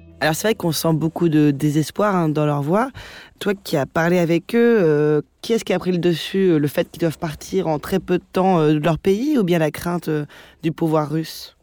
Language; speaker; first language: French; native; French